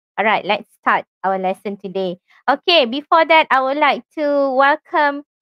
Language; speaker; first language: English; non-native, local second language; Malay